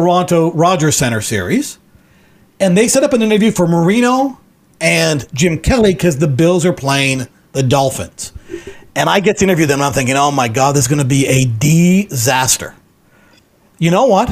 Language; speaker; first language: English; native; English